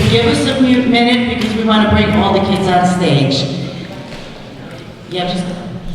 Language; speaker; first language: English; early bilingual, other home language; Ukrainian